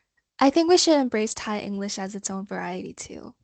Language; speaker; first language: English; non-native, fluent; Thai